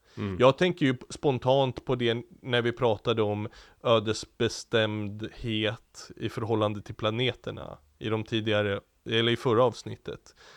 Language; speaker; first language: Swedish; native; Swedish